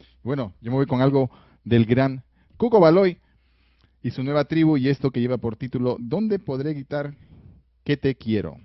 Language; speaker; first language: Spanish; native; Spanish